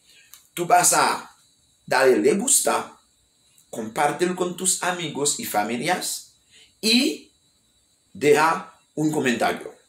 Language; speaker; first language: Spanish; non-native, learner; Haitian Creole